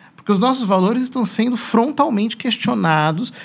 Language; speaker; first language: Portuguese; native; Portuguese